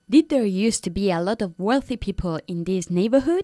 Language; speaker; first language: English; non-native, fluent; Spanish